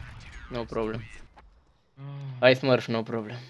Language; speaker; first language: English; non-native, learner; Romanian